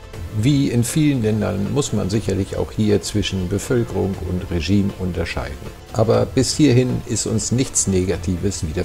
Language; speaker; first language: German; native; German